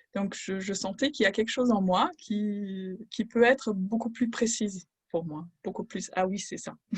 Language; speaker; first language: French; non-native, fluent; German